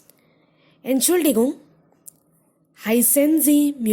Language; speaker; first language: German; non-native, fluent; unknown